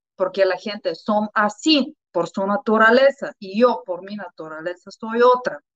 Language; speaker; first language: Spanish; non-native, fluent; Bulgarian